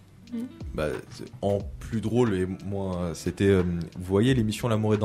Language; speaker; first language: French; native; French